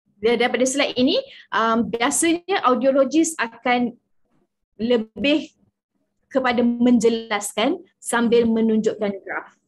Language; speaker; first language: Malay; native; Malay